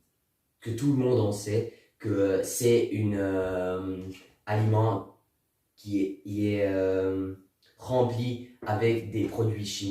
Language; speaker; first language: French; non-native, learner; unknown